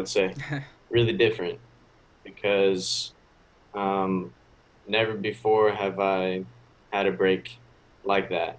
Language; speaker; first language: English; native; English